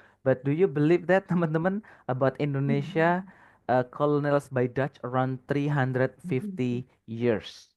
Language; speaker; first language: English; non-native, fluent; Indonesian